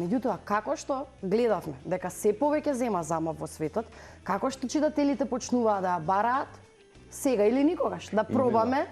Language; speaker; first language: Macedonian; native; Macedonian